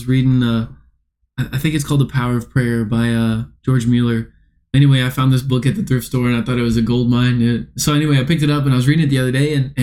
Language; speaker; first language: English; native; English